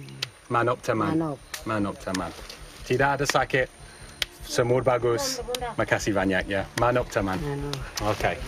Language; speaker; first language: Indonesian; non-native, learner; English